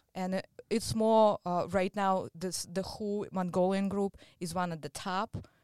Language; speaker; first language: English; non-native, fluent; Russian